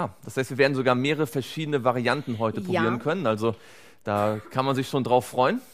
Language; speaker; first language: German; native; German